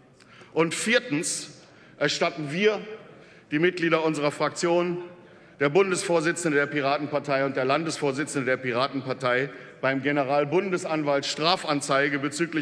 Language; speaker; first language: German; native; German